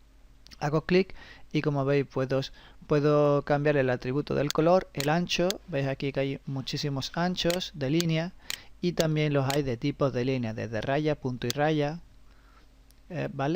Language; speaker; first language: Spanish; native; Spanish